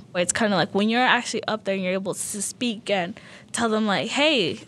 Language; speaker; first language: English; early bilingual, other home language; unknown